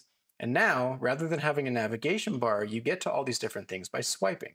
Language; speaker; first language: English; native; English